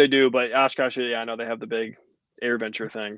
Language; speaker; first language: English; native; English